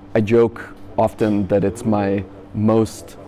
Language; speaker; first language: English; native; English